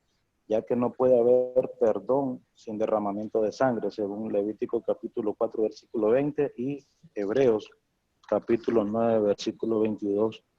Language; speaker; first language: Spanish; native; Spanish